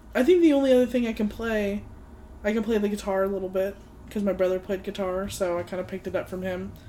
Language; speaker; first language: English; native; English